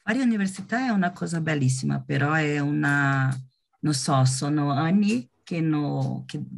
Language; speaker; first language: Italian; non-native, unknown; Portuguese